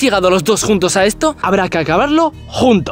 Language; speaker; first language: Spanish; native; Spanish